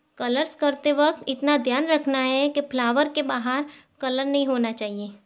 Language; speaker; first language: Hindi; non-native, local second language; Gujarati